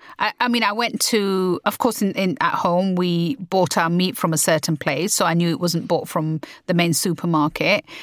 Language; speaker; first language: English; early bilingual, other home language; Punjabi